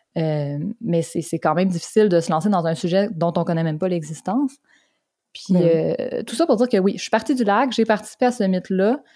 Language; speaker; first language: French; native; French